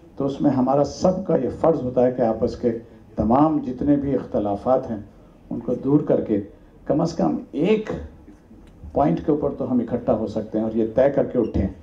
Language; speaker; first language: Urdu; native; Urdu